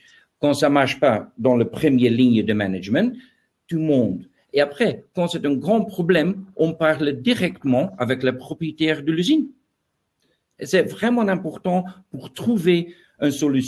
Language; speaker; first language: French; non-native, learner; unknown